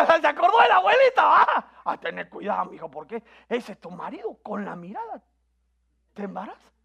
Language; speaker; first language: Spanish; native; Spanish